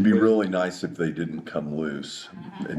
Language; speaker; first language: English; native; English